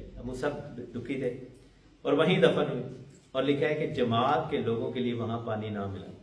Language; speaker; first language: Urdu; non-native, local second language; Punjabi